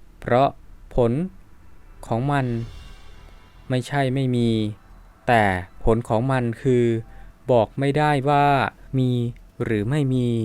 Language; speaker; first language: Thai; native; Thai